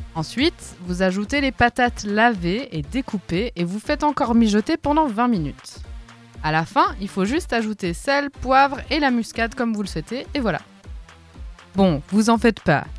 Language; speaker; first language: French; native; French